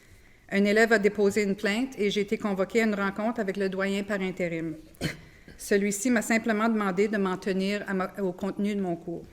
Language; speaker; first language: French; native; French